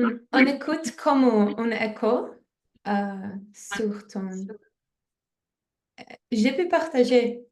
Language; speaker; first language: French; non-native, fluent; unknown